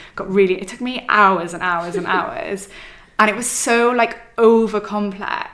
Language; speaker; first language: English; native; English